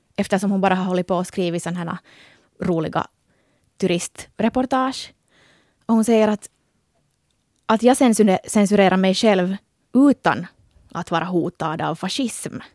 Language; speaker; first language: Swedish; native; Swedish